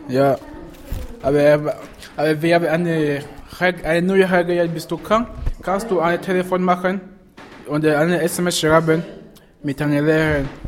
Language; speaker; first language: German; non-native, learner; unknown